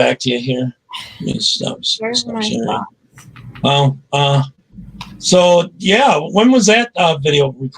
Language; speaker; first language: English; native; English